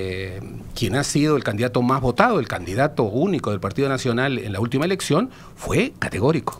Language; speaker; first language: Spanish; native; Spanish